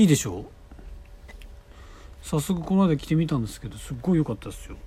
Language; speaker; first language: Japanese; native; Japanese